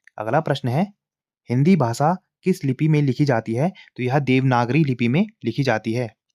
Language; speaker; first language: Hindi; native; Hindi